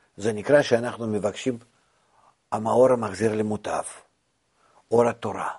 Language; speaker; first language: Hebrew; non-native, fluent; Russian